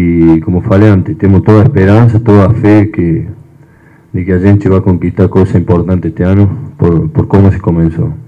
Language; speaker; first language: Portuguese; non-native, fluent; Spanish